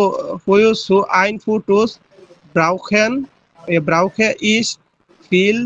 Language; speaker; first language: German; non-native, learner; Bangla